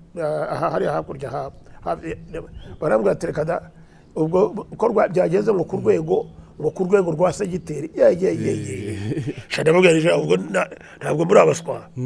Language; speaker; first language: Kinyarwanda; early bilingual, heritage; Kinyarwanda